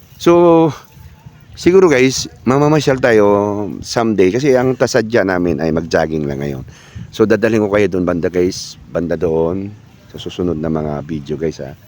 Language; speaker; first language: Filipino; non-native, local second language; Cebuano